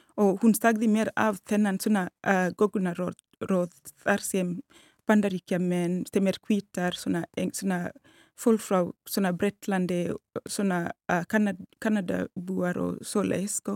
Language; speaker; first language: Icelandic; non-native, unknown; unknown